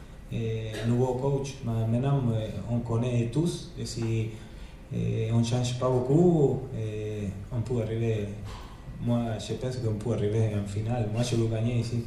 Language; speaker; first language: French; non-native, learner; Spanish